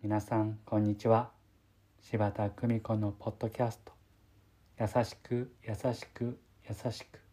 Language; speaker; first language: Japanese; native; Japanese